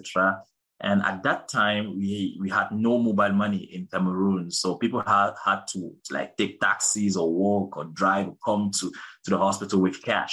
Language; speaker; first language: English; non-native, local second language; French